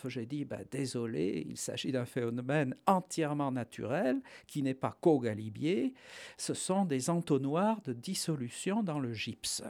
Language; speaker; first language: French; native; French